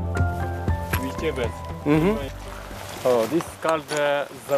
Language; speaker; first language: English; non-native, learner; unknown